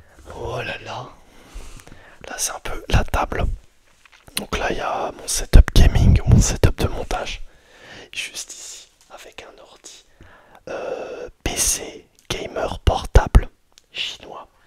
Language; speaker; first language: French; native; French